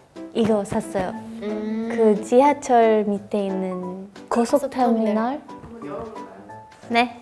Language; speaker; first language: Korean; non-native, learner; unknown